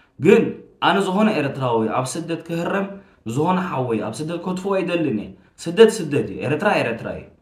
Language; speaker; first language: Tigrinya; early bilingual, heritage; Tigrinya